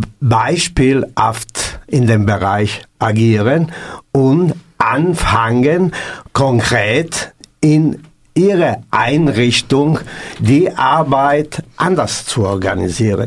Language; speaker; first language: German; non-native, learner; Italian